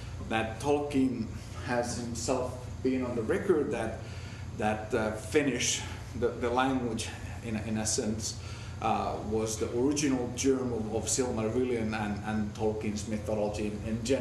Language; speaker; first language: English; non-native, fluent; Finnish